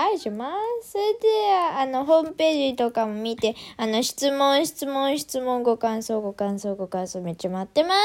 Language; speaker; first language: Japanese; early bilingual, heritage; Japanese